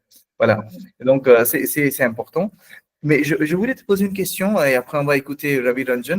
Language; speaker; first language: French; non-native, fluent; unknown